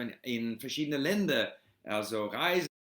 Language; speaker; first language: German; non-native, learner; English